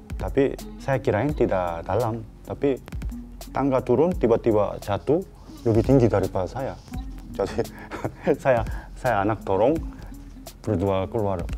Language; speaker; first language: Indonesian; non-native, learner; Korean